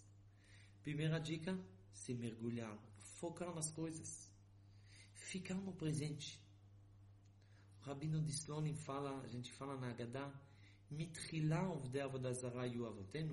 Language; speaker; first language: Portuguese; non-native, fluent; Hebrew